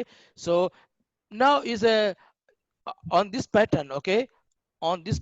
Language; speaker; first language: English; non-native, learner; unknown